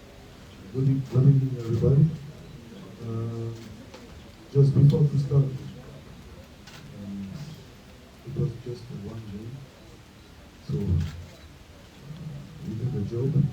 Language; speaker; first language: English; non-native, learner; French